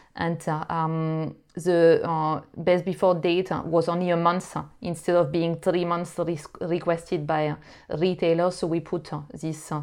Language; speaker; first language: English; non-native, fluent; French